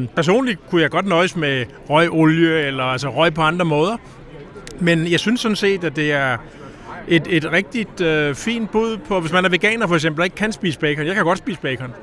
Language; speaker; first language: Danish; native; Danish